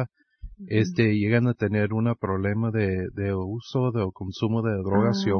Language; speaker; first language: Spanish; early bilingual, heritage; Spanish